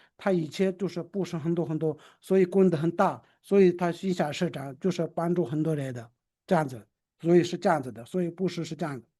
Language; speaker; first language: Chinese; non-native, local second language; Tibetan